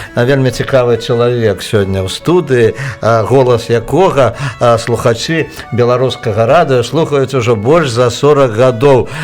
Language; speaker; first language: Belarusian; native; Belarusian